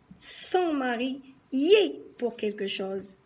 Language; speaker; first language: French; non-native, local second language; Arabic